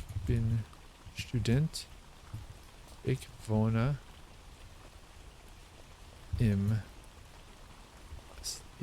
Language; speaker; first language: German; non-native, learner; English